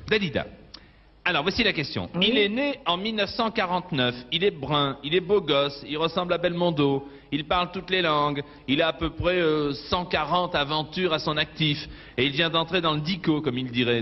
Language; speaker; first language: French; native; French